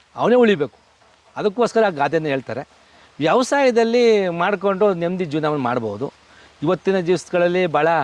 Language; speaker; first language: Kannada; native; Kannada